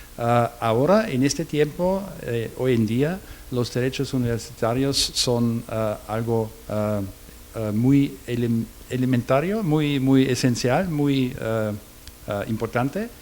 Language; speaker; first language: Spanish; non-native, learner; German